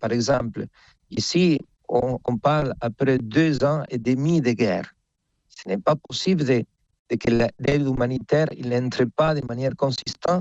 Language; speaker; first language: French; non-native, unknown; Spanish